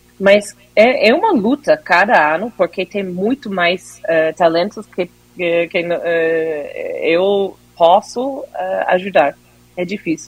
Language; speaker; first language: Portuguese; non-native, fluent; English